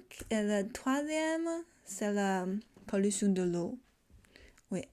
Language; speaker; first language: French; non-native, learner; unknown